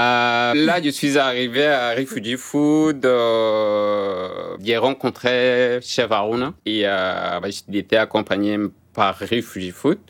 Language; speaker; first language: French; non-native, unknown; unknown